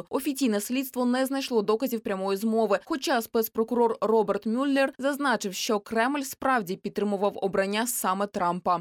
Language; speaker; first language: Ukrainian; native; Ukrainian